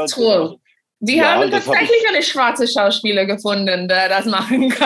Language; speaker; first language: German; non-native, fluent; English